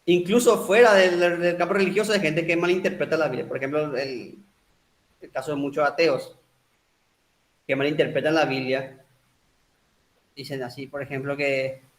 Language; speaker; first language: Spanish; native; Spanish